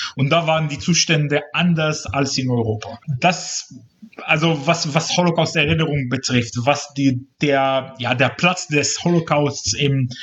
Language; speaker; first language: German; non-native, fluent; Hebrew